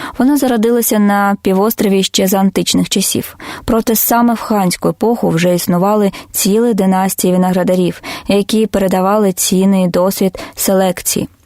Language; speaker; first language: Ukrainian; non-native, local second language; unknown